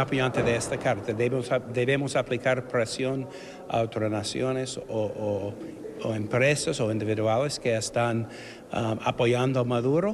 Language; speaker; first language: Spanish; non-native, fluent; English